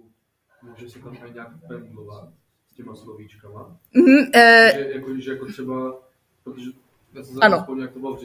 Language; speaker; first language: Czech; native; Czech